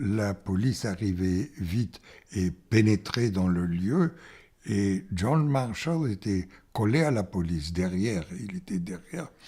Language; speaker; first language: French; non-native, fluent; Bulgarian